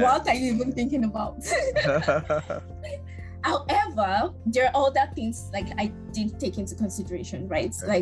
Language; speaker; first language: English; non-native, local second language; Yoruba